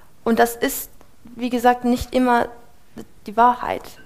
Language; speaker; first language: German; non-native, fluent; English